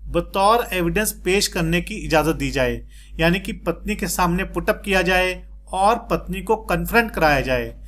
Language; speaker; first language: Hindi; native; Hindi